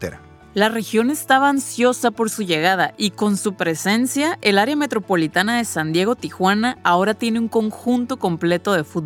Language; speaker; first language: Spanish; native; Spanish